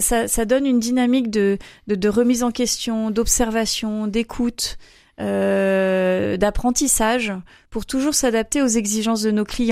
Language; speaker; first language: French; native; French